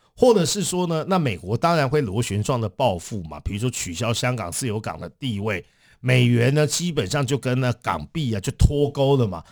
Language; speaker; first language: Chinese; native; Chinese